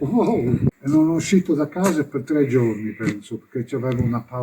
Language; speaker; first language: Italian; early bilingual, heritage; English